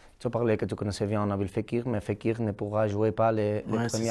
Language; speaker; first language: French; non-native, learner; Catalan